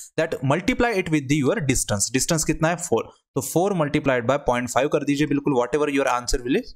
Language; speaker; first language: Hindi; non-native, local second language; Marathi